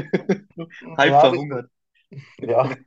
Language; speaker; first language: German; native; German